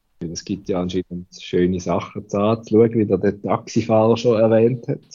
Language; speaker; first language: German; native; German